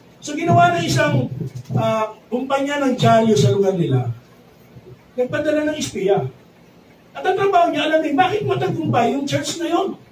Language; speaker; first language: Filipino; native; Filipino